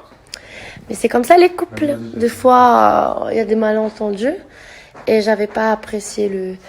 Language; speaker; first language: French; native; French